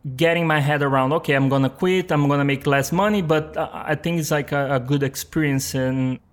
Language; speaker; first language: English; non-native, fluent; Portuguese